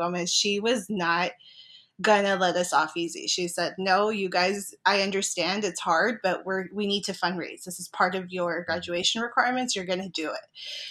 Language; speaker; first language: English; native; English